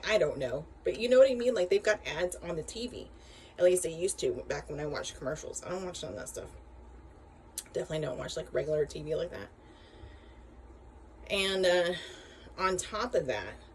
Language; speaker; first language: English; native; English